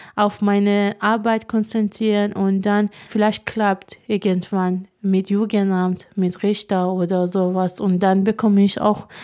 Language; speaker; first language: German; non-native, fluent; Persian